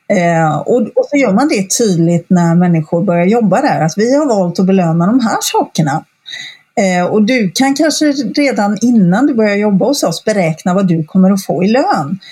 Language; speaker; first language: Swedish; native; Swedish